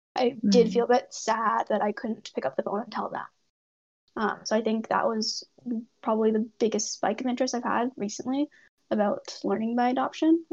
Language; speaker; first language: English; native; English